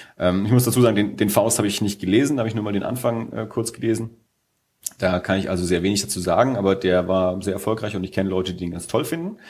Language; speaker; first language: German; native; German